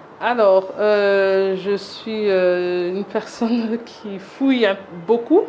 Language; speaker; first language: French; non-native, fluent; English